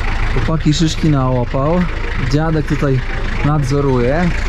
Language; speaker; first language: Polish; native; Polish